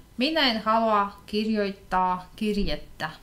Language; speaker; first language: Finnish; non-native, fluent; Russian